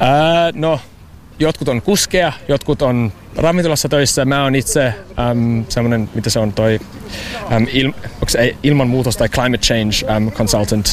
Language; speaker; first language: Finnish; non-native, fluent; English